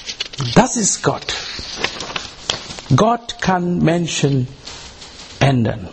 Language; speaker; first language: German; non-native, learner; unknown